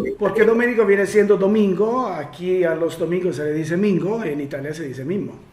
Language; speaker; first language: Spanish; non-native, fluent; Italian